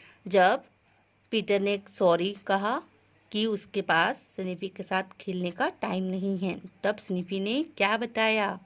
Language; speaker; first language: Hindi; native; Hindi